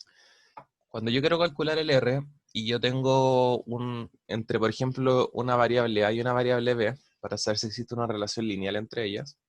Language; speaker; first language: Spanish; native; Spanish